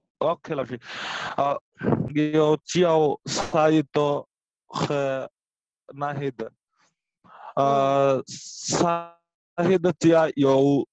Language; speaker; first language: Chinese; non-native, learner; Bangla